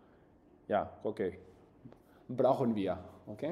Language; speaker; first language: German; non-native, fluent; Spanish